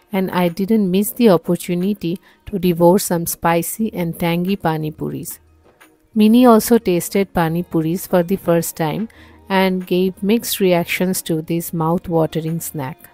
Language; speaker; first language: English; non-native, local second language; Bangla